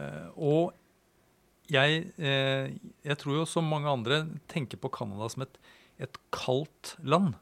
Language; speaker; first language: Norwegian; native; Norwegian